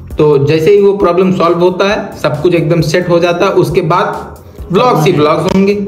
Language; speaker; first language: Hindi; native; Hindi